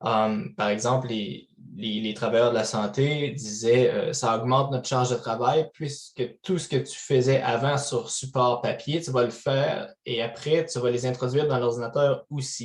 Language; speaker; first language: French; native; French